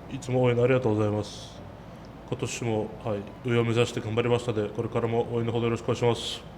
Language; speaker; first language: Japanese; non-native, fluent; Ukrainian